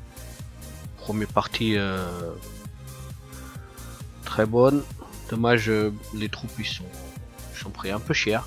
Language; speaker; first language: French; native; French